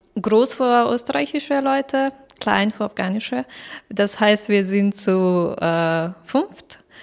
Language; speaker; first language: German; non-native, fluent; Persian